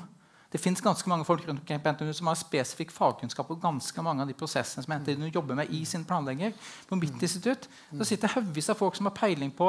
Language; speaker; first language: Norwegian; native; Norwegian